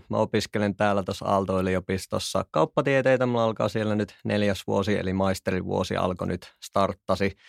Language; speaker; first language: Finnish; native; Finnish